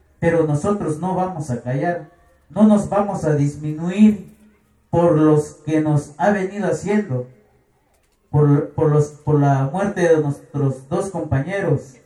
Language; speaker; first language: Spanish; non-native, local second language; Tzeltal